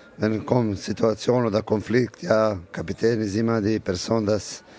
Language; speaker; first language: German; non-native, learner; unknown